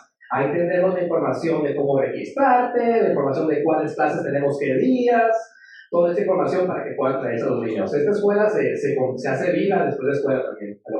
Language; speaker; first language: Spanish; native; Spanish